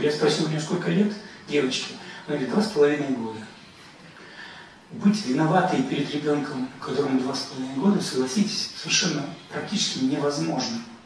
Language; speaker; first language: Russian; native; Russian